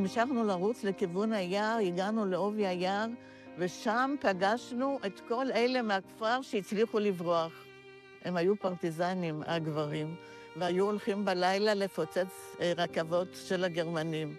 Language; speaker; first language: Hebrew; non-native, fluent; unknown